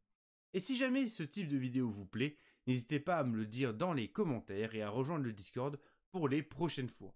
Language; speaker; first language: French; native; French